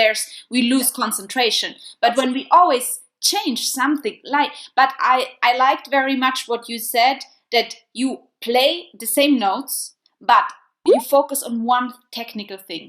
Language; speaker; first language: English; non-native, fluent; German